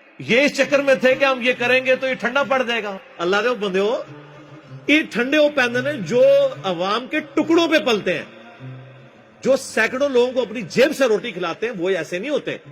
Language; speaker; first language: Urdu; non-native, local second language; Punjabi